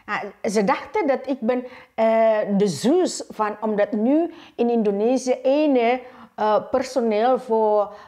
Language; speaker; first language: Dutch; non-native, learner; Indonesian